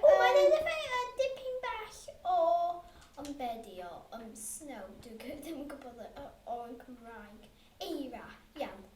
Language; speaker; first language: Welsh; non-native, local second language; English